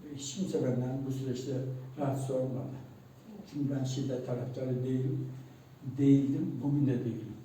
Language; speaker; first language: Turkish; non-native, local second language; Kurdish